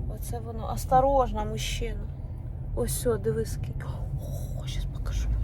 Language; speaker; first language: Ukrainian; non-native, local second language; Russian